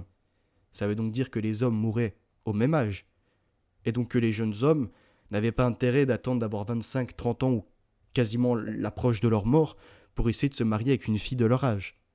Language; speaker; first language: French; native; French